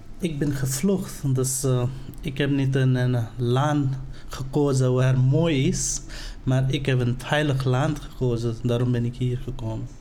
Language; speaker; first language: Dutch; non-native, learner; Nepali